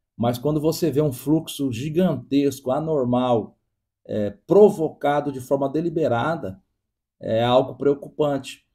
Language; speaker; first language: Portuguese; native; Portuguese